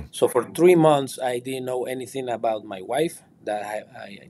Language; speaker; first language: English; non-native, fluent; Spanish